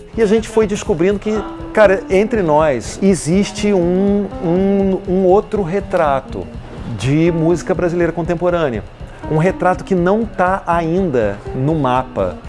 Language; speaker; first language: Portuguese; native; Portuguese